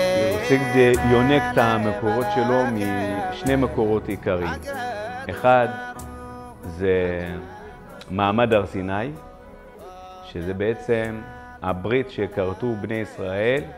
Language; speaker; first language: Hebrew; non-native, fluent; Amharic